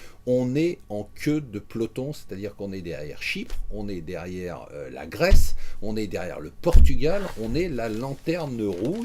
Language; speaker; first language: French; native; French